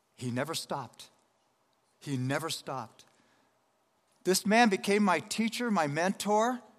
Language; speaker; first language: English; native; English